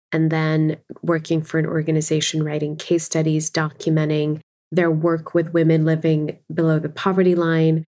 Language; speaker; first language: English; non-native, local second language; Urdu